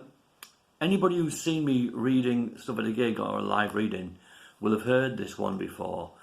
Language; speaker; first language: English; native; English